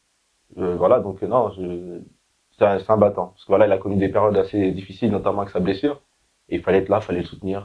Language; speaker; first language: French; native; French